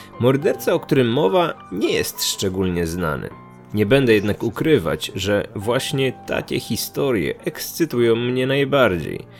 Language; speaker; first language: Polish; native; Polish